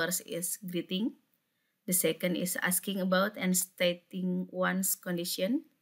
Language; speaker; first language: English; non-native, fluent; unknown